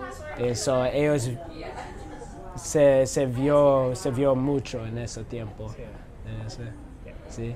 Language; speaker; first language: Spanish; non-native, learner; English